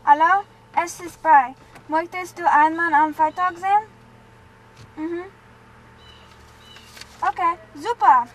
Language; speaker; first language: German; non-native, learner; English